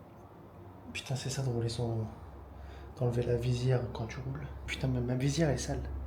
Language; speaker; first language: French; native; French